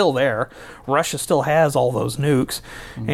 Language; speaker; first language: English; native; English